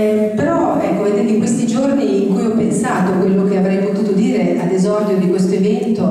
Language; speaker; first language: Italian; native; Italian